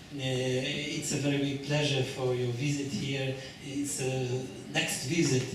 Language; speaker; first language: English; non-native, learner; Polish